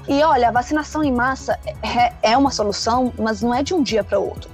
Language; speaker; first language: Portuguese; non-native, fluent; Danish